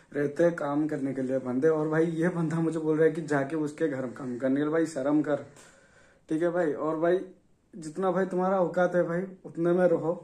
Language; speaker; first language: Hindi; non-native, local second language; Odia